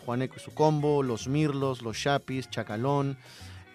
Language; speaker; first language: English; early bilingual, other home language; Spanish